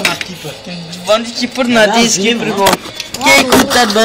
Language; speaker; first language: Dutch; early bilingual, other home language; Turkish